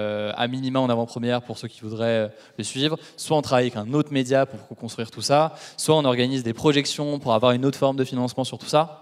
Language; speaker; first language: French; native; French